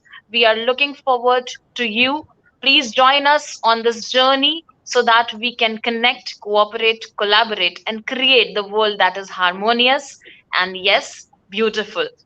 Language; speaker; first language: English; non-native, local second language; Hindi